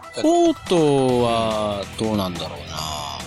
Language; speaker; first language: Japanese; native; Japanese